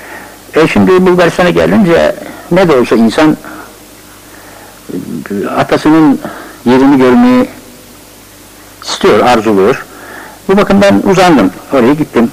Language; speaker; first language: Turkish; native; Turkish